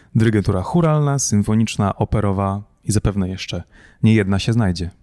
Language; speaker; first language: Polish; native; Polish